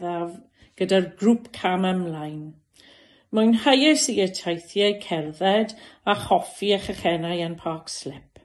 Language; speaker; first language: Welsh; non-native, learner; English